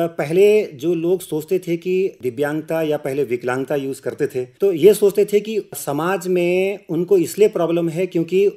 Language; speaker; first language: Hindi; native; Hindi